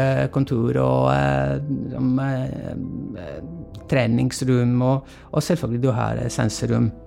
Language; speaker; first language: Norwegian; non-native, fluent; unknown